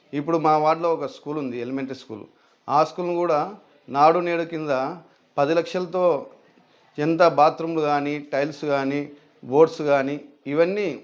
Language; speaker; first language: Telugu; native; Telugu